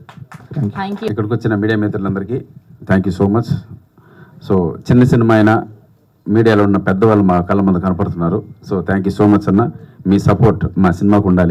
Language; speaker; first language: Telugu; native; Telugu